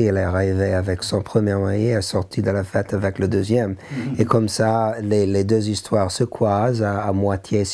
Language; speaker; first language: French; non-native, learner; English